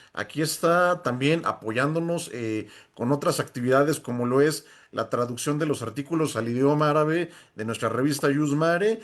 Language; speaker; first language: Spanish; native; Spanish